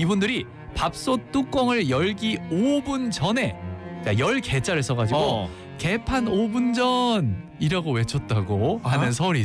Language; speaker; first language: Korean; native; Korean